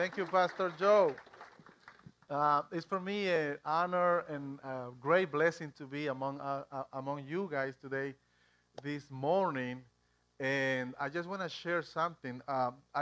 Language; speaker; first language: English; non-native, fluent; Spanish